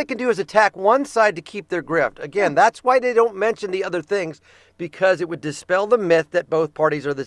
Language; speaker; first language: English; native; English